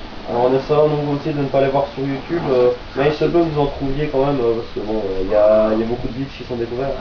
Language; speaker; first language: French; native; French